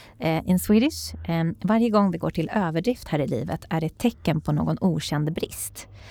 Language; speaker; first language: Swedish; native; Swedish